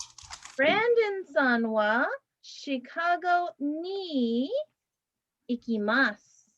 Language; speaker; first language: Japanese; non-native, fluent; English